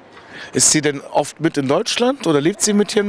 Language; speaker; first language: German; native; German